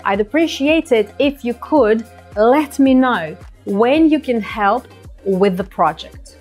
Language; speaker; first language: English; non-native, fluent; Russian